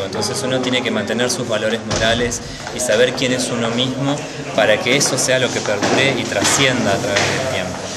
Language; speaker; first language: Spanish; native; Spanish